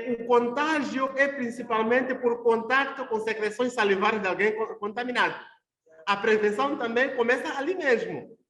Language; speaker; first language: Portuguese; non-native, local second language; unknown